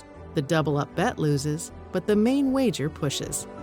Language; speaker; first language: English; native; English